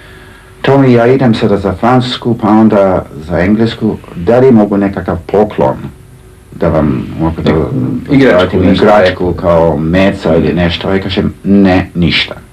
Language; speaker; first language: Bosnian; early bilingual, heritage; Serbian